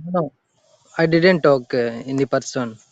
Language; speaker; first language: English; non-native, learner; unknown